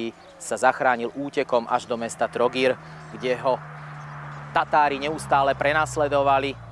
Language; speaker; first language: Slovak; native; Slovak